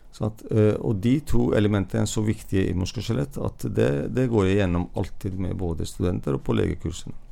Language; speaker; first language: Norwegian; non-native, fluent; Hindi